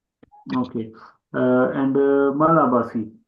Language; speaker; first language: English; non-native, fluent; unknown